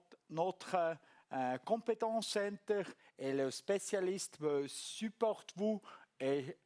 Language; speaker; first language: French; non-native, local second language; German